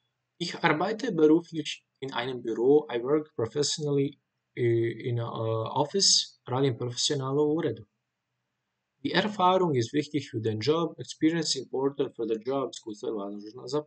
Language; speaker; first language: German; non-native, fluent; Bosnian